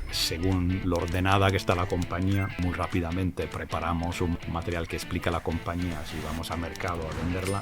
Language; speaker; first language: Spanish; non-native, fluent; English